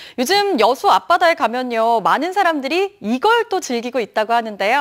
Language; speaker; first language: Korean; native; Korean